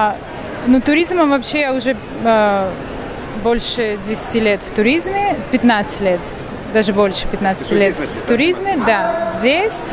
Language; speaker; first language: Russian; non-native, local second language; Georgian